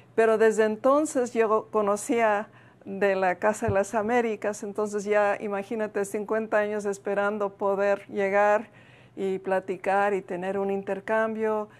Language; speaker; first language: Spanish; early bilingual, heritage; Spanish